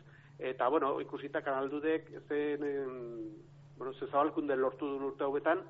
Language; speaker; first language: Basque; native; Basque